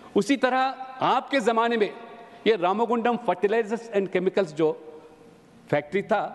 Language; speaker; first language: Hindi; non-native, local second language; Telugu